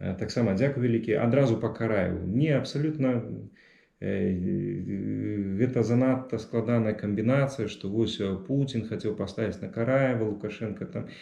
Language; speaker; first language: Belarusian; non-native, local second language; Russian